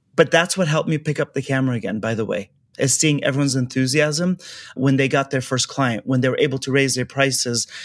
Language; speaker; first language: English; early bilingual, other home language; Persian